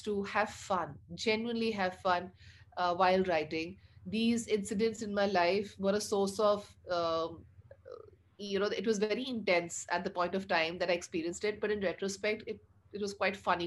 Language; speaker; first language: English; non-native, local second language; Punjabi